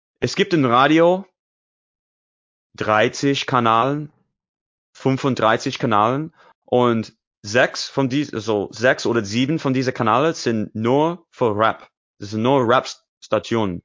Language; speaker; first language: German; non-native, learner; English